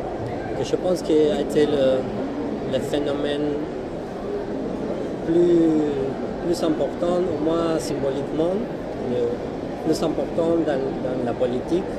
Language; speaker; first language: French; non-native, fluent; Spanish